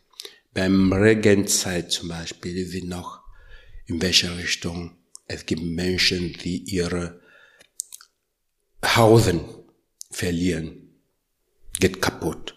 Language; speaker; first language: German; non-native, learner; French